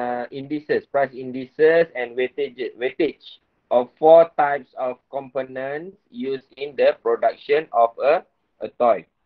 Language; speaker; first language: English; non-native, local second language; Malay